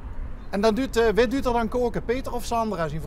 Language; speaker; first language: Dutch; native; Dutch